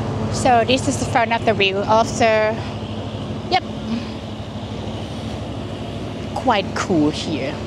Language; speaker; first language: English; non-native, learner; Thai